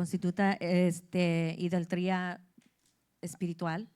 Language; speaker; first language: Spanish; early bilingual, heritage; English